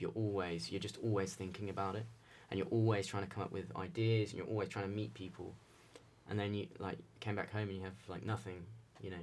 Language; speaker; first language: English; native; English